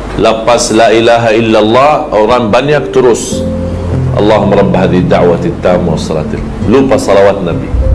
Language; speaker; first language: Malay; non-native, fluent; Arabic